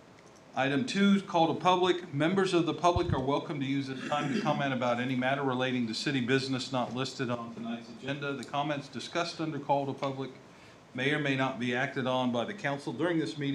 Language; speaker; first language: English; native; English